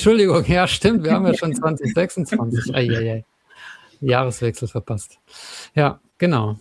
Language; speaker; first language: German; native; German